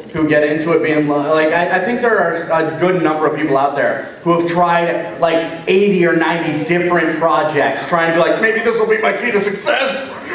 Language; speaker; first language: English; native; English